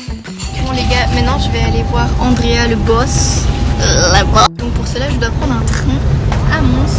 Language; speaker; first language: French; native; French